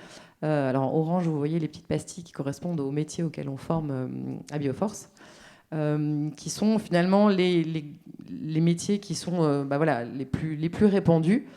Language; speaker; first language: French; native; French